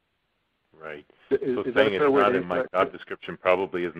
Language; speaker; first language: English; native; English